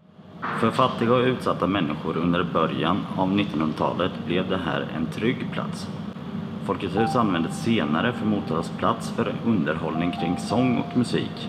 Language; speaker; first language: Swedish; native; Swedish